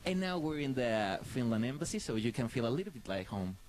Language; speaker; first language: English; non-native, fluent; Spanish